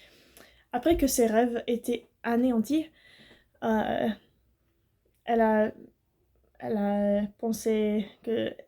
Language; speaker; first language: French; non-native, learner; English